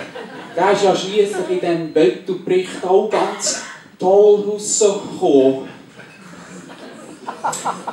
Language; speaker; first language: German; native; German